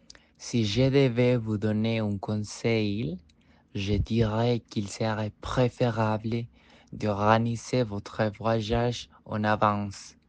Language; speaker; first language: French; non-native, fluent; Spanish